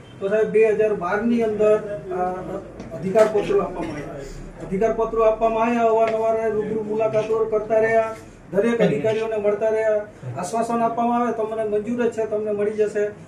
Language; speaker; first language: Gujarati; native; Gujarati